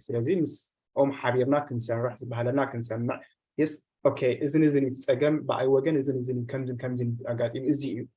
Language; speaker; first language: Tigrinya; native; Tigrinya